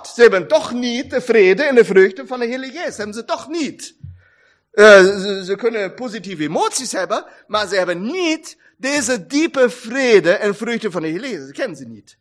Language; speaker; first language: German; non-native, learner; Dutch